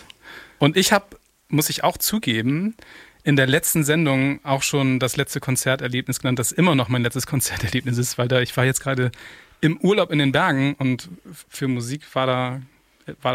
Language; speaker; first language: German; native; German